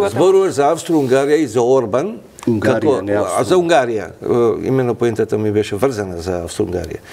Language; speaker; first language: Macedonian; non-native, local second language; Albanian